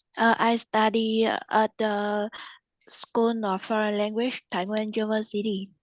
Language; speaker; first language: English; non-native, learner; Vietnamese